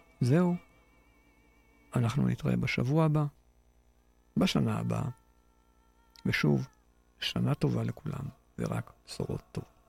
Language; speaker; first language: Hebrew; native; Hebrew